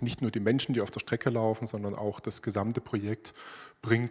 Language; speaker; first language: German; native; German